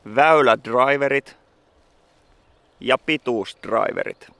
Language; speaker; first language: Finnish; native; Finnish